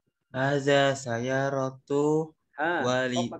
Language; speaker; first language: Arabic; non-native, learner; Indonesian